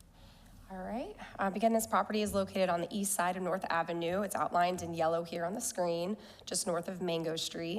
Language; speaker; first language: English; native; English